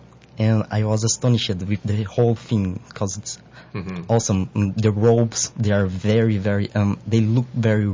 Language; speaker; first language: English; non-native, fluent; Portuguese